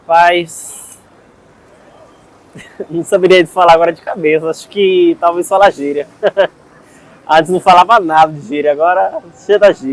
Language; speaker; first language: Portuguese; non-native, fluent; Spanish